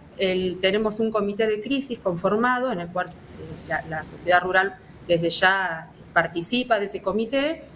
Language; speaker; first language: Spanish; native; Spanish